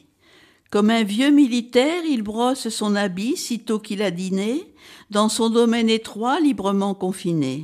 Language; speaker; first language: French; native; French